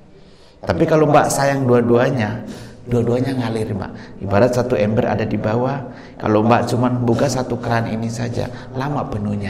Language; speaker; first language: Indonesian; native; Indonesian